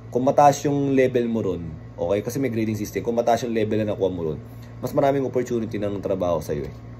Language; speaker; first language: Filipino; native; Filipino